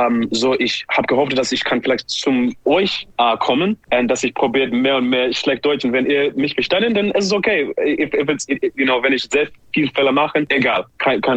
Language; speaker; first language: German; non-native, learner; English